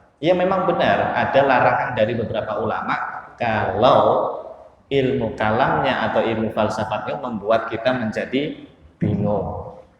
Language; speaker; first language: Indonesian; native; Indonesian